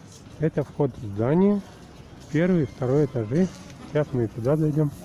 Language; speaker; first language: Russian; native; Russian